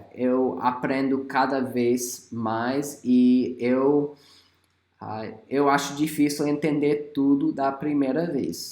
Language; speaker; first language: Portuguese; non-native, fluent; English